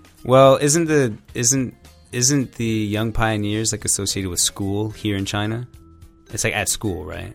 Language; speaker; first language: English; native; English